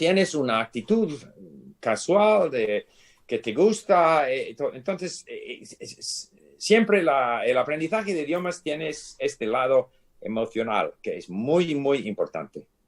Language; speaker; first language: Spanish; non-native, fluent; English